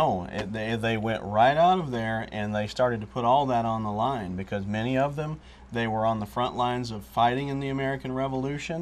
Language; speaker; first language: English; native; English